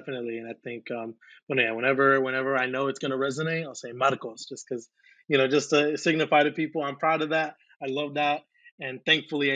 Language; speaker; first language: English; native; English